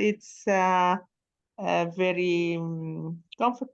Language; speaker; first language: English; non-native, learner; Arabic